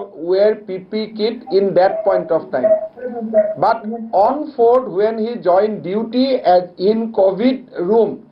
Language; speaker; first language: English; non-native, local second language; Assamese